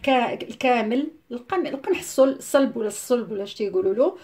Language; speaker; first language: Arabic; native; Arabic